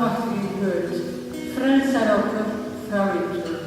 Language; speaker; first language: Icelandic; non-native, learner; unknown